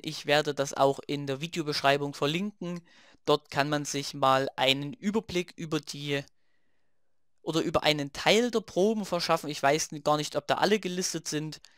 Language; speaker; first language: German; native; German